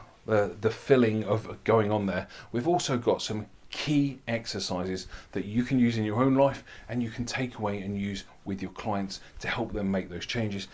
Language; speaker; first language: English; native; English